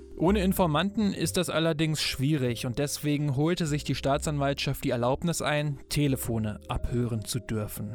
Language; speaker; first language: German; native; German